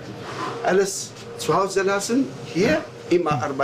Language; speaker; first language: German; non-native, learner; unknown